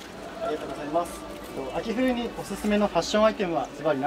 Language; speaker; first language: Japanese; native; Japanese